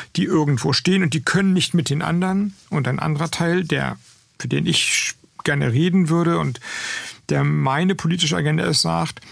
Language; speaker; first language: German; native; German